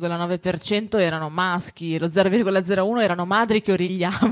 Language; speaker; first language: Italian; native; Italian